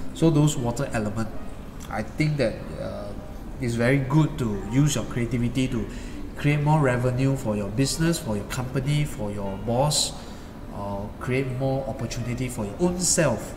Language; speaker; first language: English; non-native, local second language; Chinese